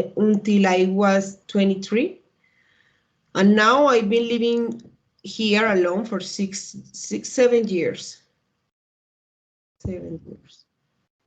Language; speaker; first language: English; non-native, learner; Spanish